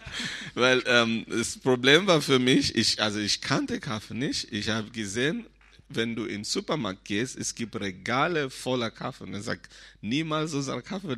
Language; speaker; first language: German; non-native, fluent; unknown